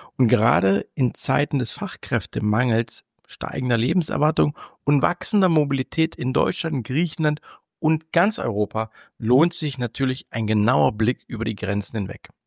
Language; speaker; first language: German; native; German